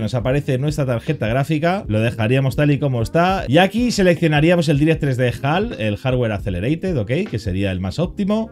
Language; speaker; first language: Spanish; native; Spanish